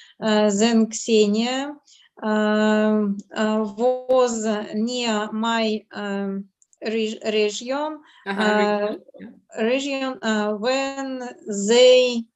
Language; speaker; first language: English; non-native, learner; Russian